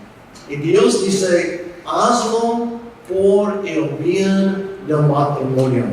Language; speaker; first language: Spanish; non-native, fluent; English